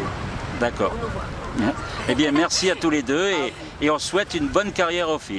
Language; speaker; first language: French; native; French